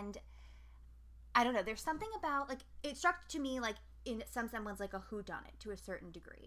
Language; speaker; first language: English; native; English